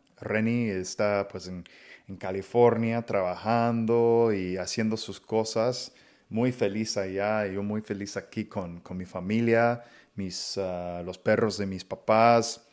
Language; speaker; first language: Spanish; non-native, fluent; English